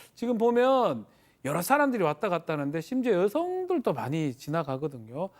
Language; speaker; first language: Korean; native; Korean